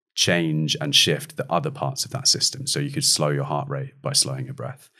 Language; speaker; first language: English; native; English